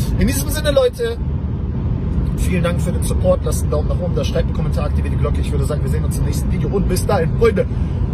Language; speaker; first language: German; native; German